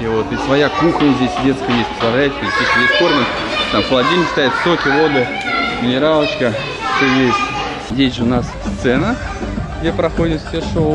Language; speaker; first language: Russian; native; Russian